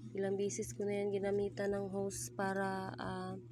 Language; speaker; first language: Filipino; non-native, local second language; Cebuano